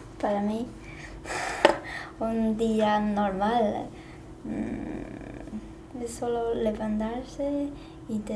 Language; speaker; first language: Spanish; non-native, learner; Chinese